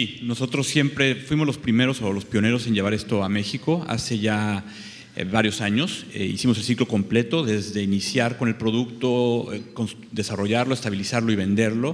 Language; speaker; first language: Spanish; native; Spanish